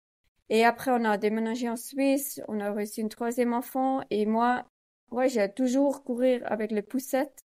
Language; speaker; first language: French; non-native, learner; Swiss German